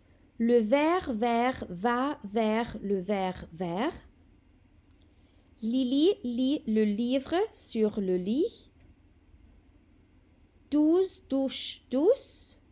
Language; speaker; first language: French; non-native, fluent; Welsh